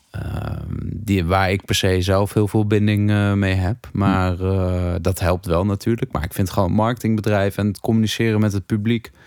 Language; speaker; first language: Dutch; native; Dutch